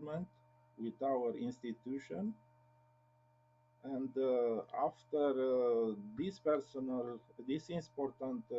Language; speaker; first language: English; non-native, learner; Romanian